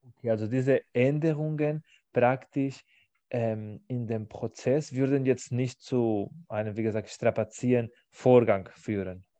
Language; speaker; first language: German; non-native, fluent; Spanish